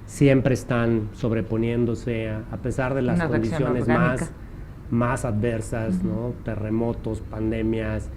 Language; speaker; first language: Spanish; native; Spanish